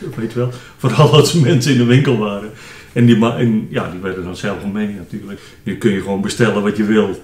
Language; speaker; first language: Dutch; non-native, local second language; Western Frisian